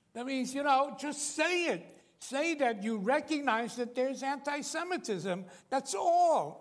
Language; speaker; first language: English; native; English